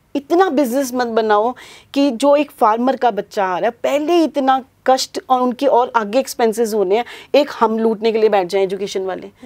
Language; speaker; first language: Hindi; non-native, local second language; Punjabi